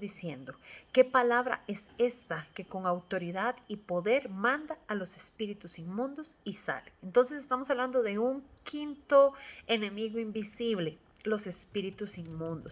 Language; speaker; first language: Spanish; native; Spanish